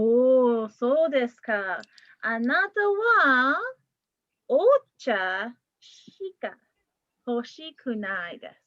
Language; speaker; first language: Japanese; non-native, fluent; English